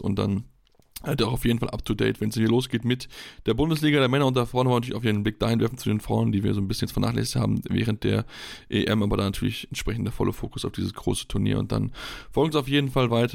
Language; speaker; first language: German; native; German